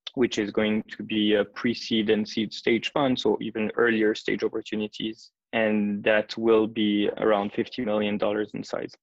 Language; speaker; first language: English; non-native, fluent; French